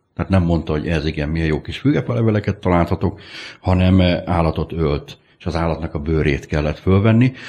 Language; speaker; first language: Hungarian; native; Hungarian